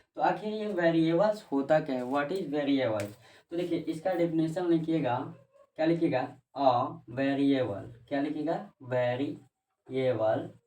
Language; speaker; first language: Hindi; native; Hindi